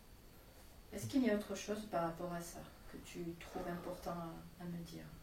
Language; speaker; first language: French; native; French